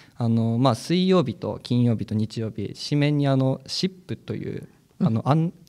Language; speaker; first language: Japanese; native; Japanese